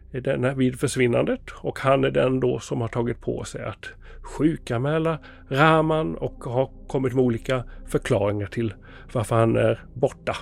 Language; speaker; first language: Swedish; native; Swedish